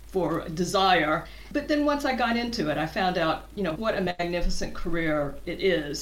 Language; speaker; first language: English; native; English